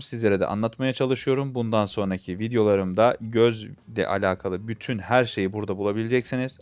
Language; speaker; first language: Turkish; native; Turkish